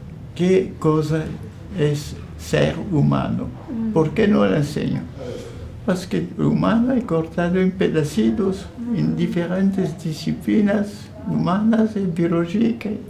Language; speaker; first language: Spanish; non-native, fluent; French